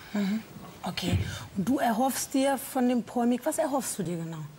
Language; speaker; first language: German; native; German